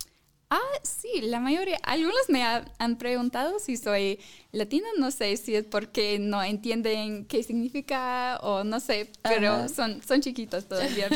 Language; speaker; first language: Spanish; non-native, fluent; English